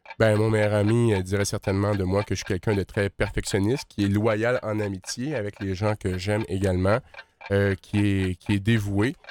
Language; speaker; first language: French; native; French